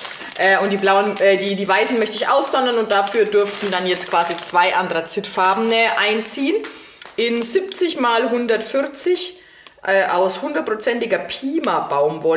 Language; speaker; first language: German; native; German